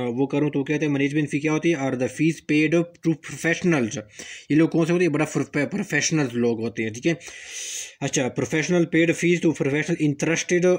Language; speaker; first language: Urdu; native; Urdu